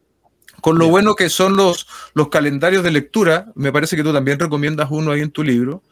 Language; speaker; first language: Spanish; native; Spanish